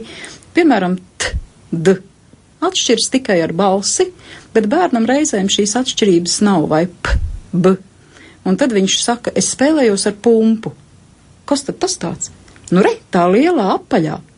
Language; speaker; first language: Latvian; native; Latvian